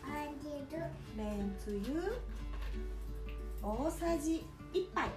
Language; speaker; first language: Japanese; native; Japanese